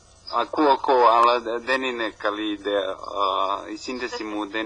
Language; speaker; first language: Greek; non-native, learner; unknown